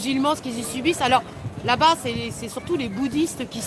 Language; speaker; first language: French; native; French